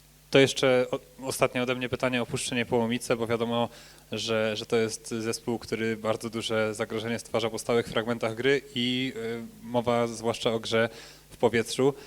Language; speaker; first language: Polish; native; Polish